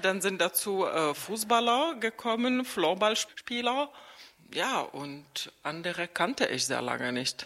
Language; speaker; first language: German; non-native, fluent; Czech